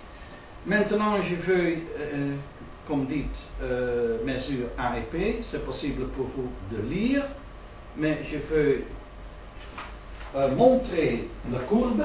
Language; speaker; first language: French; non-native, learner; Dutch